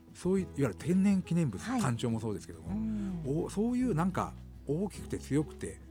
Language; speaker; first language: Japanese; native; Japanese